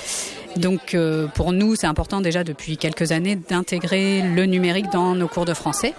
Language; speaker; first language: French; native; French